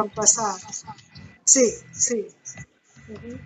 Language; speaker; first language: Spanish; non-native, learner; English